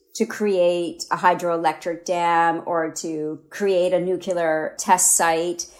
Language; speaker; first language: English; native; English